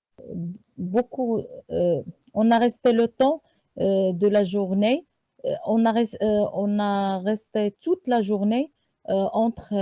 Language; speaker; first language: French; non-native, learner; Arabic